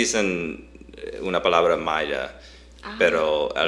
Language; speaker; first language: Spanish; non-native, fluent; English